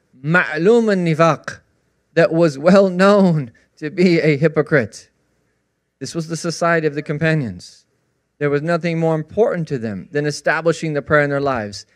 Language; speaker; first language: English; native; English